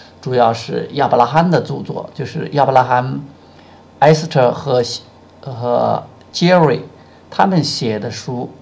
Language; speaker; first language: Chinese; native; Chinese